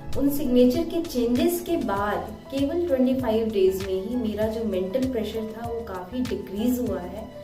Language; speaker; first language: Hindi; native; Hindi